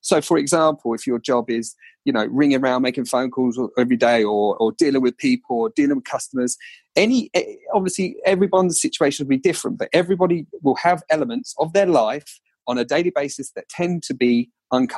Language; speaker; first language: English; native; English